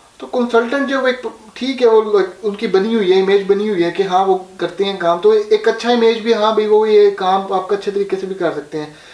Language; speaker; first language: Urdu; non-native, local second language; Punjabi